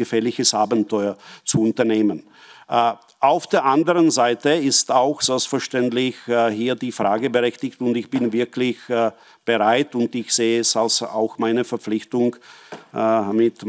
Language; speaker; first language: German; non-native, fluent; Czech